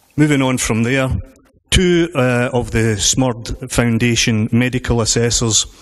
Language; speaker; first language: English; native; English